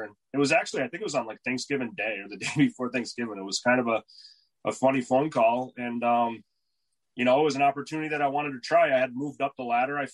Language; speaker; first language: English; native; English